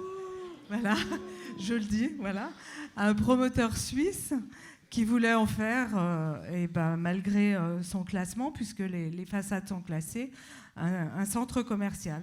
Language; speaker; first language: French; native; French